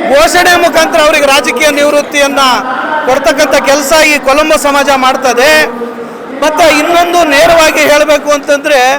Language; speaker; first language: Kannada; native; Kannada